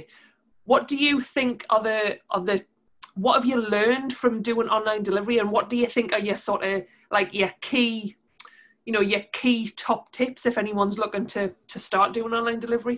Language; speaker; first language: English; native; English